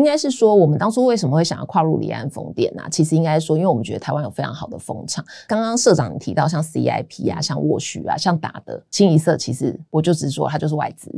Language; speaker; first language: Chinese; native; Chinese